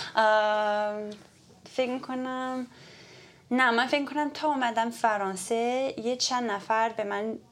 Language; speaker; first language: Persian; early bilingual, heritage; Persian